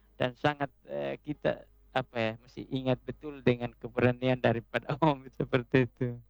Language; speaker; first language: Indonesian; non-native, local second language; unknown